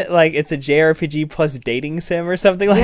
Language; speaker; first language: English; native; English